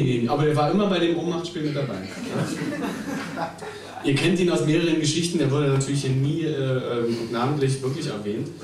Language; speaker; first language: German; native; German